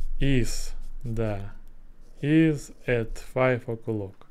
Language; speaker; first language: English; non-native, learner; Russian